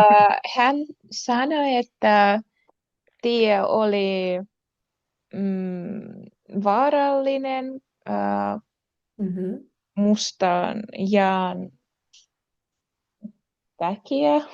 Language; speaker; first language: Finnish; non-native, learner; Russian